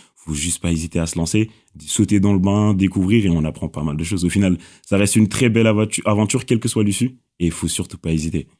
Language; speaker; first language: French; non-native, local second language; Wolof